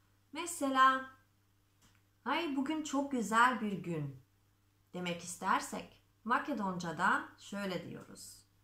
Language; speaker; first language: Turkish; non-native, fluent; Macedonian